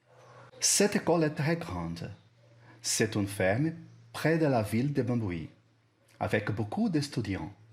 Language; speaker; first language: French; non-native, learner; Portuguese